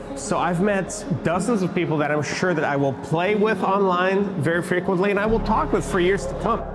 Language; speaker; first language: English; early bilingual, other home language; Hebrew